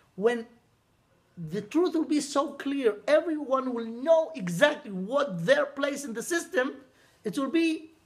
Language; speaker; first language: English; non-native, fluent; Hebrew